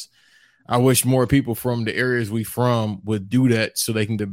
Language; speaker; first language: English; native; English